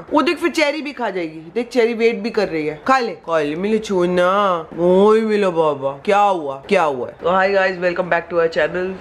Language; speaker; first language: Hindi; native; Hindi